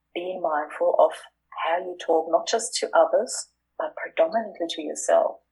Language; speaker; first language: English; non-native, fluent; German